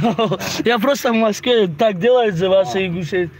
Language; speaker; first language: Russian; non-native, local second language; Tajik